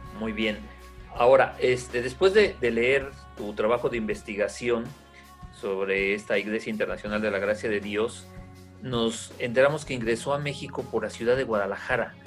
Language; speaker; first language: Spanish; native; Spanish